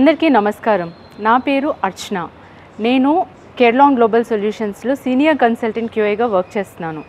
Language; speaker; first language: Telugu; native; Telugu